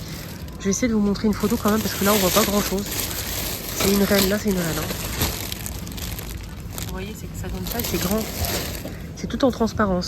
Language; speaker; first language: French; native; French